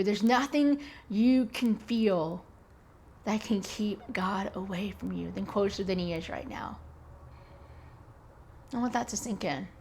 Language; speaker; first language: English; native; English